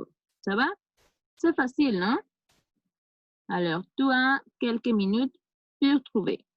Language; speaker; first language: French; non-native, fluent; Spanish